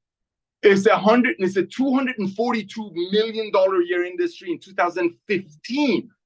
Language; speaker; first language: English; native; English